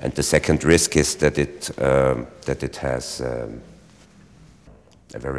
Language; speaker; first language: English; non-native, fluent; German